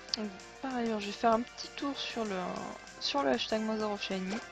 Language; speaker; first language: French; native; French